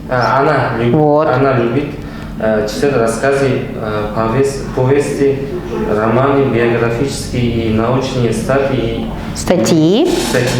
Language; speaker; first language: Russian; non-native, local second language; Kazakh